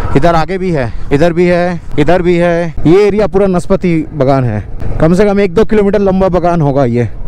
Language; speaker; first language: Hindi; non-native, local second language; Bangla